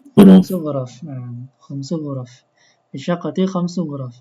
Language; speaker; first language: Arabic; non-native, fluent; Indonesian